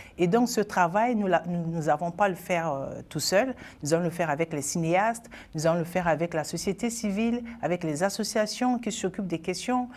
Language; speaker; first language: French; non-native, local second language; Sango